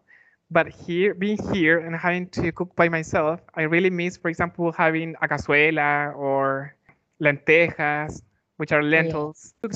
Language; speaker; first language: English; non-native, fluent; Spanish